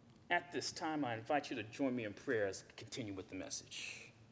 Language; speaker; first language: English; native; English